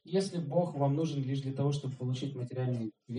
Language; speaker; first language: Russian; native; Russian